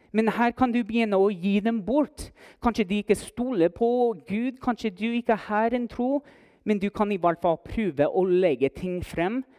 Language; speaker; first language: Norwegian; non-native, fluent; English